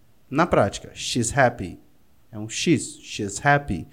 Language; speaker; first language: English; non-native, fluent; Portuguese